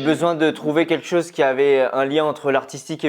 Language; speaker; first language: French; native; French